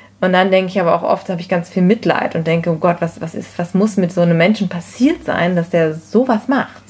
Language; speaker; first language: German; native; German